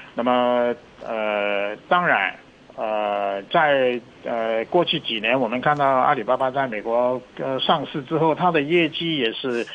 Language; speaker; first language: Chinese; non-native, local second language; Cantonese